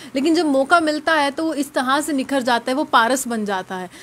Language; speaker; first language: Hindi; non-native, local second language; Dogri